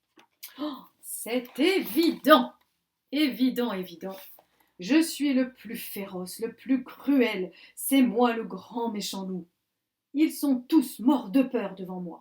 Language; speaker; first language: French; native; French